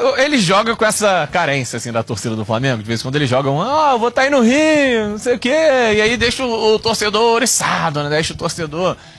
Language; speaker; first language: Portuguese; native; Portuguese